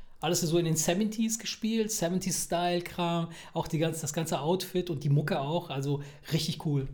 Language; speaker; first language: German; early bilingual, other home language; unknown